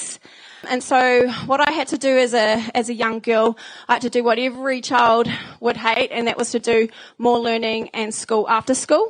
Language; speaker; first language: English; native; English